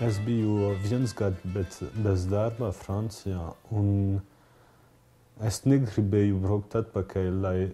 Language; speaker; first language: Latvian; non-native, learner; French